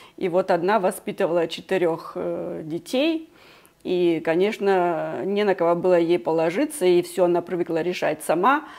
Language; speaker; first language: Russian; native; Russian